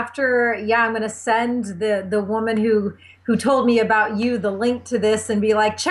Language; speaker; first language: English; native; English